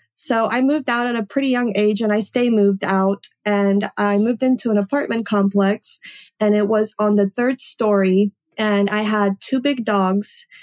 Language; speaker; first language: English; early bilingual, other home language; Polish